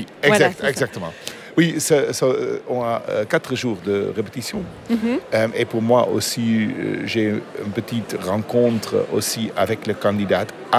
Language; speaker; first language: French; non-native, learner; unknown